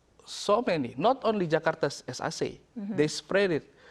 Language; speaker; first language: English; non-native, learner; Indonesian